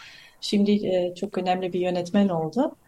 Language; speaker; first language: Turkish; non-native, fluent; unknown